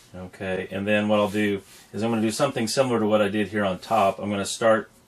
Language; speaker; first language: English; native; English